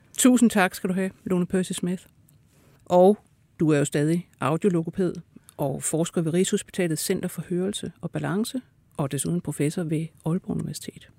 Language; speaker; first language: Danish; native; Danish